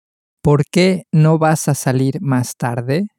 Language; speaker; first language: Spanish; non-native, learner; English